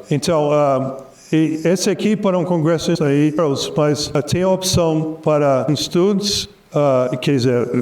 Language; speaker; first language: Portuguese; non-native, fluent; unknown